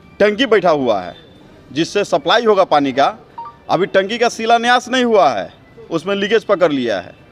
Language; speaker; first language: Hindi; native; Hindi